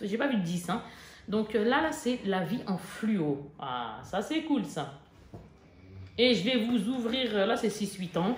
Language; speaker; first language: French; native; French